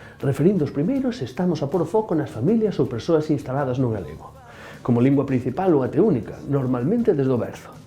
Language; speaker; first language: Galician; native; Galician